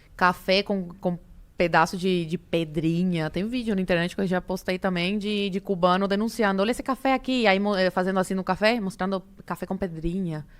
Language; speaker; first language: Portuguese; early bilingual, other home language; Spanish